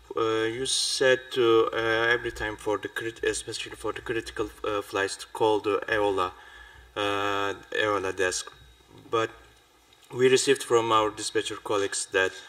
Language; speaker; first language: English; non-native, fluent; Polish